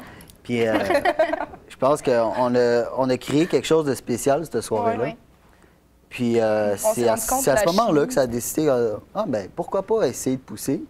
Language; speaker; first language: French; native; French